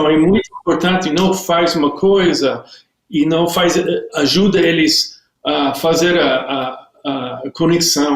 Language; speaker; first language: Portuguese; non-native, learner; English